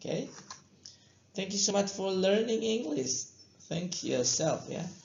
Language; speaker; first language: English; non-native, fluent; Indonesian